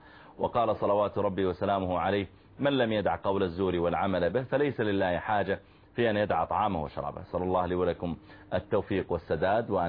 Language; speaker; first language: Arabic; native; Arabic